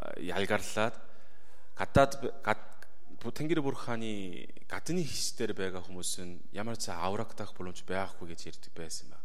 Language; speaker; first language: Mongolian; non-native, fluent; Korean